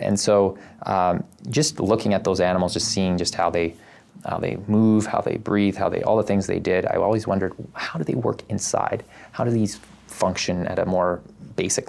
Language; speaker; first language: English; native; English